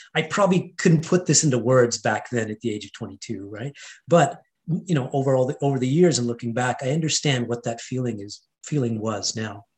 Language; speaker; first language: English; non-native, fluent; Hindi